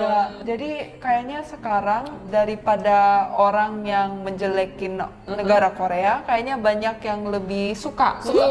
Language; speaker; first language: Indonesian; early bilingual, other home language; Korean